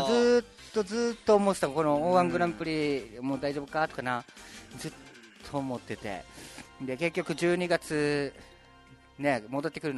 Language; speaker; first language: Japanese; native; Japanese